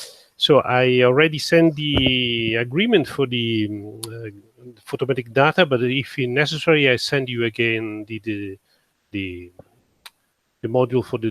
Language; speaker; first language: English; non-native, fluent; Italian